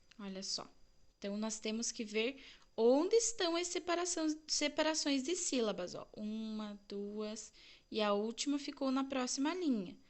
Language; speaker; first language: Portuguese; native; Portuguese